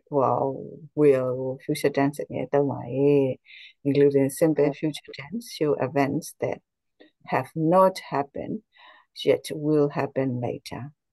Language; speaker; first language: English; non-native, fluent; Burmese